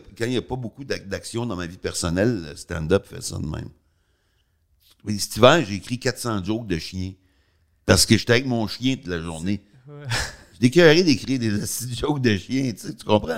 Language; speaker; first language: French; native; French